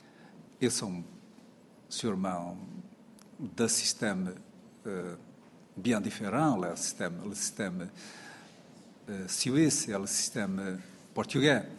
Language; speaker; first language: French; non-native, fluent; Portuguese